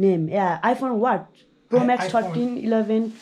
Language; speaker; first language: English; non-native, learner; Nepali